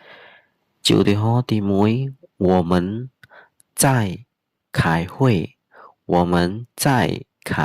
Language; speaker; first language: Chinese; non-native, fluent; Khmer